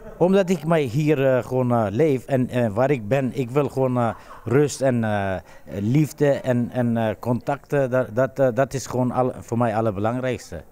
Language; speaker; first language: Dutch; non-native, fluent; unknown